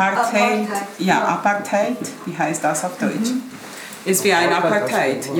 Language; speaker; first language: German; non-native, learner; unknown